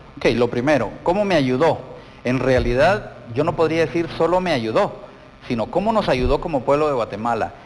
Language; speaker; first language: Spanish; native; Spanish